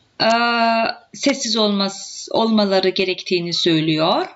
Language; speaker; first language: Turkish; native; Turkish